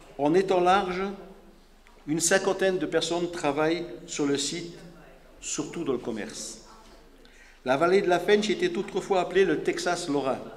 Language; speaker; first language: French; native; French